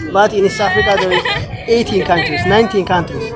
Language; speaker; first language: English; non-native, learner; Tigrinya